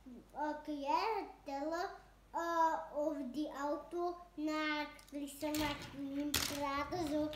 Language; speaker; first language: Dutch; early bilingual, other home language; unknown